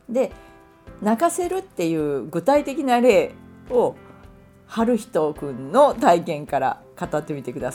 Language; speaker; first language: Japanese; native; Japanese